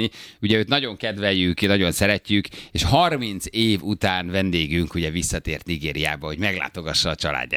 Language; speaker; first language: Hungarian; native; Hungarian